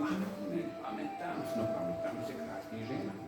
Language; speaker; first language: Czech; non-native, learner; Ukrainian